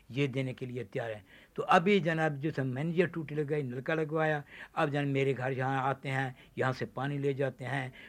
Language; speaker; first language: Urdu; non-native, local second language; Saraiki